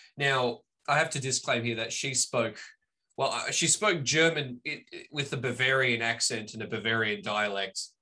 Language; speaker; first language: English; native; English